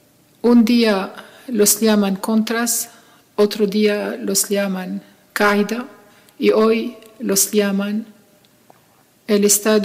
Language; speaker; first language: Spanish; non-native, fluent; Arabic